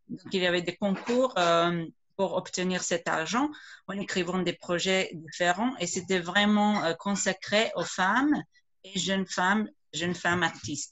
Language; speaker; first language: French; non-native, fluent; Croatian